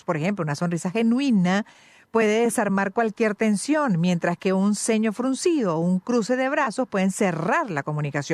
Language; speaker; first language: Spanish; native; Spanish